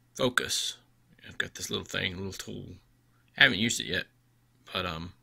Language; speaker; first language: English; native; English